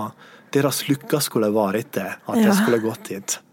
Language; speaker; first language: Swedish; non-native, fluent; Estonian